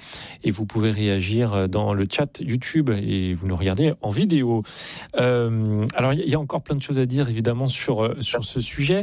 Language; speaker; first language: French; native; French